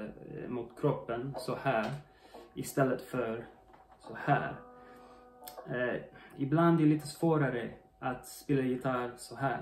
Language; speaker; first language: Swedish; non-native, learner; English